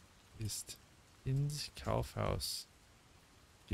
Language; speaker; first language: German; non-native, learner; English